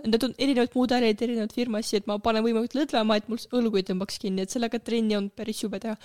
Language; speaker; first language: Estonian; non-native, local second language; Russian